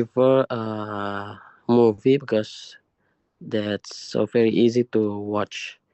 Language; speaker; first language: English; non-native, learner; Indonesian